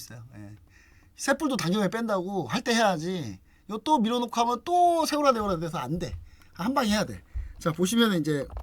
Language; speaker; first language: Korean; native; Korean